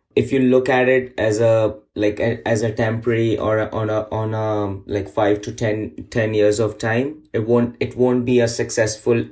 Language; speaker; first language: English; non-native, local second language; Urdu